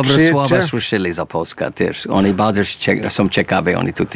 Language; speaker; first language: Polish; early bilingual, heritage; English